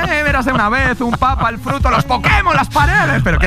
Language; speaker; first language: Spanish; native; Spanish